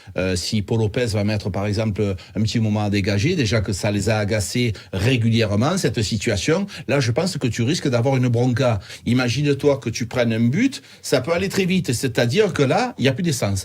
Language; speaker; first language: French; native; French